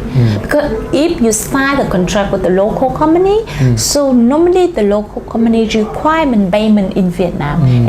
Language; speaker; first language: English; non-native, learner; Vietnamese